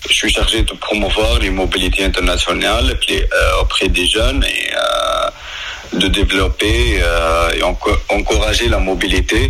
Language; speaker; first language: French; non-native, local second language; Arabic